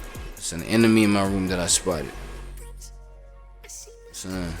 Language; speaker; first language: English; native; English